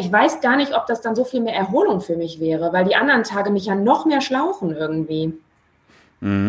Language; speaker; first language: German; native; German